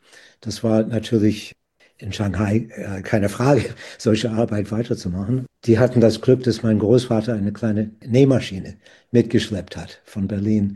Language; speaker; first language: German; non-native, fluent; English